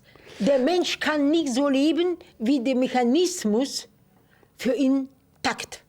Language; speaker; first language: German; non-native, fluent; Russian